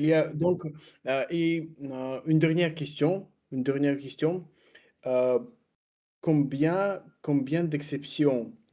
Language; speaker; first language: French; non-native, fluent; Russian